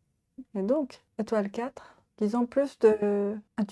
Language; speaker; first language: French; non-native, learner; Japanese